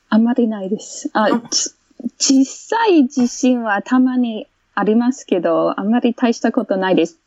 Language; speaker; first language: Japanese; non-native, fluent; English